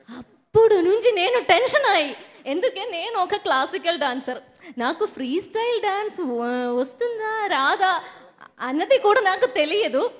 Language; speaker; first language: Telugu; non-native, learner; Malayalam